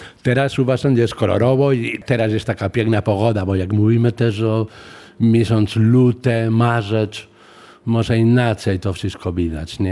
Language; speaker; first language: Polish; non-native, fluent; Spanish